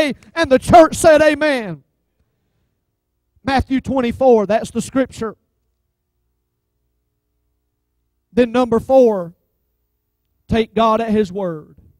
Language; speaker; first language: English; native; English